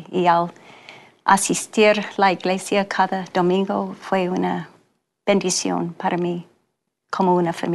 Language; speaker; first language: Spanish; non-native, fluent; English